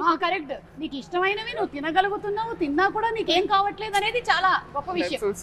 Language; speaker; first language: Telugu; native; Telugu